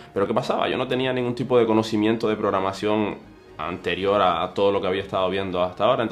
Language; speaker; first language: Spanish; native; Spanish